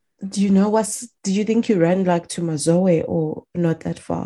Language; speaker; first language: English; non-native, local second language; Shona